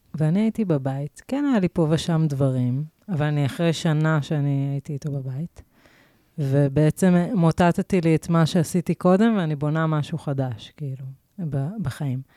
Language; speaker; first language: Hebrew; native; Hebrew